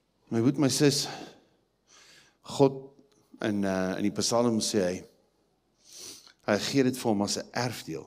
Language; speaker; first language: Afrikaans; native; Afrikaans